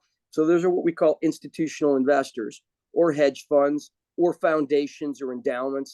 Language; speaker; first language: English; native; English